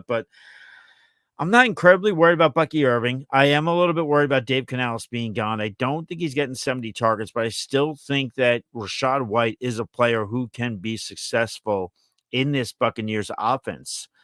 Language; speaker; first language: English; native; English